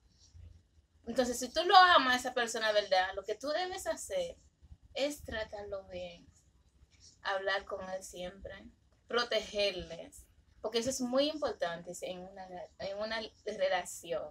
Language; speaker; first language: Spanish; early bilingual, other home language; Haitian Creole